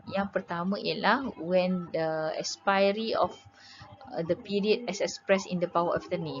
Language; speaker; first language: English; non-native, local second language; Malay